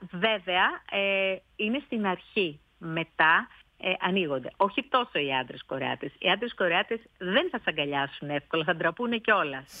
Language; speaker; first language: Greek; native; Greek